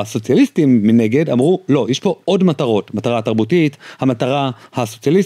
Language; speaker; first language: Hebrew; native; Hebrew